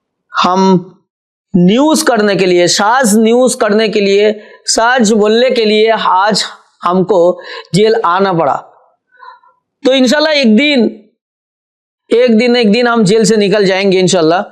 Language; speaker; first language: Hindi; non-native, local second language; Bangla